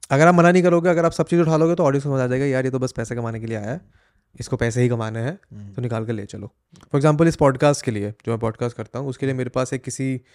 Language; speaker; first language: Hindi; native; Hindi